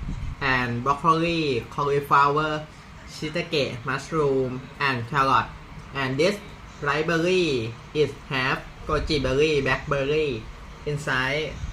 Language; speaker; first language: English; non-native, learner; Thai